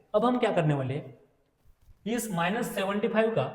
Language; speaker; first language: Hindi; non-native, local second language; Marathi